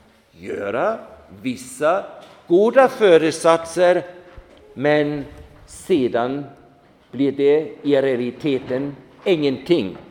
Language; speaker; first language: Swedish; non-native, fluent; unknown